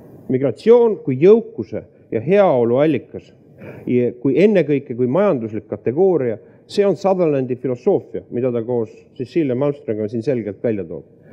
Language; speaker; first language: Estonian; native; Estonian